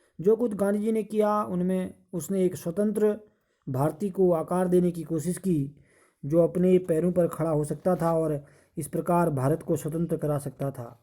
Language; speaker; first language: Hindi; native; Hindi